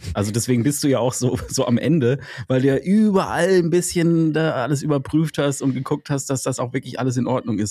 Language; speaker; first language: German; native; German